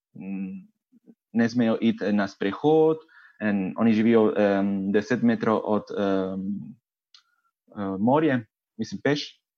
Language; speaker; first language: Slovenian; non-native, fluent; Spanish